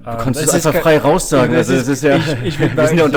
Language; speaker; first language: German; native; German